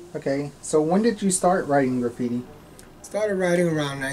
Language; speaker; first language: English; native; English